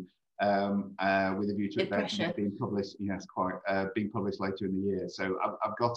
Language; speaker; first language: English; native; English